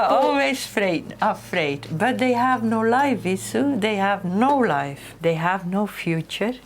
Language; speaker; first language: English; non-native, learner; Dutch